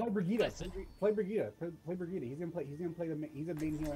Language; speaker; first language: English; native; English